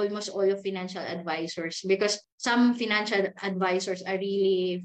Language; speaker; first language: English; non-native, local second language; Cebuano